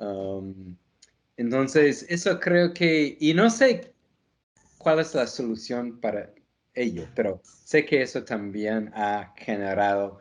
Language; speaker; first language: Spanish; non-native, fluent; English